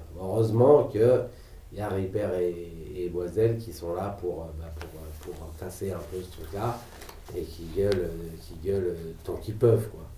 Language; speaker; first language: French; native; French